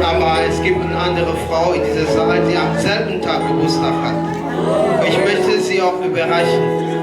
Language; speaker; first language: German; non-native, learner; French